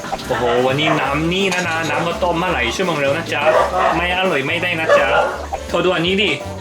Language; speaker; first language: Thai; non-native, fluent; Korean